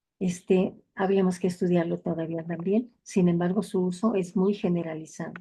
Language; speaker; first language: Spanish; native; Spanish